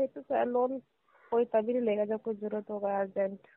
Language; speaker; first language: Hindi; native; Hindi